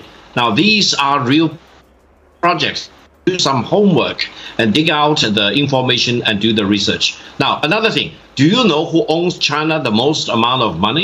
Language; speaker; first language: English; non-native, fluent; Chinese